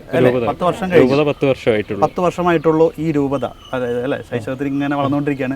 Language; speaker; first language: Malayalam; native; Malayalam